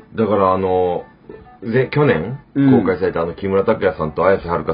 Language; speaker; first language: Japanese; native; Japanese